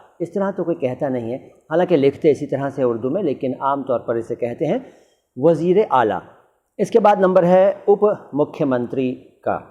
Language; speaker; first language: Urdu; native; Urdu